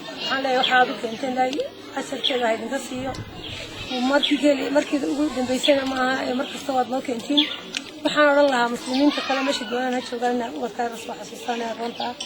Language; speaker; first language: Somali; native; Somali